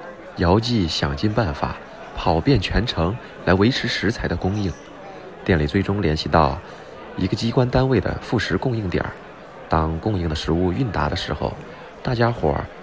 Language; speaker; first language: Chinese; native; Chinese